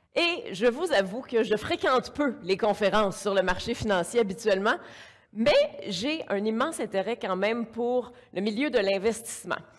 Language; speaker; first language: French; native; French